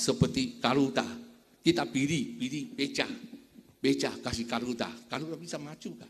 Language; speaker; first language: Indonesian; non-native, fluent; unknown